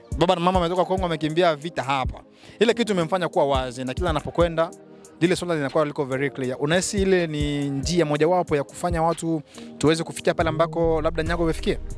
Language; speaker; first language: Swahili; native; Swahili